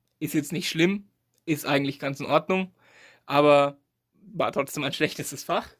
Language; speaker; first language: German; native; German